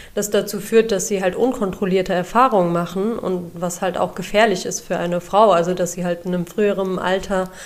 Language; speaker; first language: German; early bilingual, other home language; Urdu